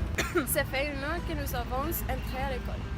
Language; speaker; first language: French; non-native, learner; Spanish